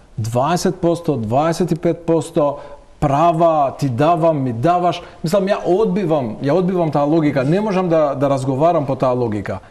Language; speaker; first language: Macedonian; non-native, local second language; Albanian